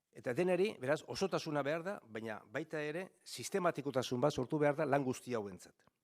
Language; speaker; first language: Basque; native; Basque